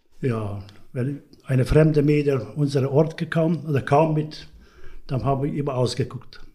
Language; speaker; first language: German; non-native, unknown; Hungarian